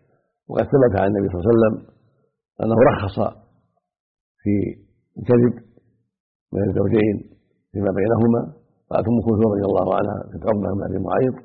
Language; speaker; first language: Arabic; native; Arabic